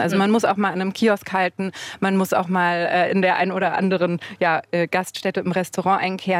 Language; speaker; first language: German; native; German